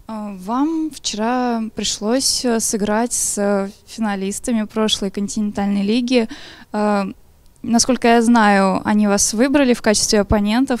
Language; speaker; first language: Russian; native; Russian